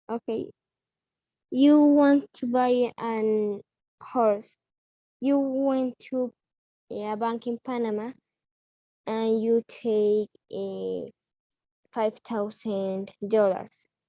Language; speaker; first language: English; non-native, learner; Spanish